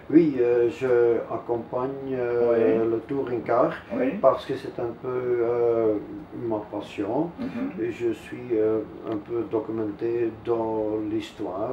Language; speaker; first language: French; non-native, local second language; Dutch